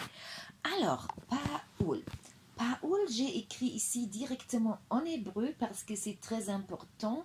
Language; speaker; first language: French; non-native, fluent; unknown